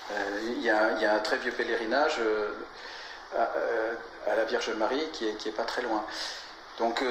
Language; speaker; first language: French; native; French